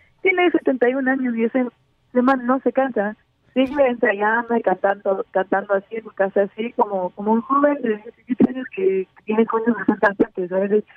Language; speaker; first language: Spanish; early bilingual, heritage; Spanish